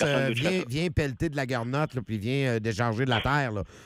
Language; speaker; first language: French; native; French